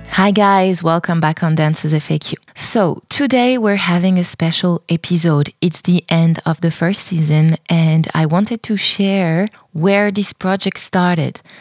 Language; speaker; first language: English; non-native, fluent; French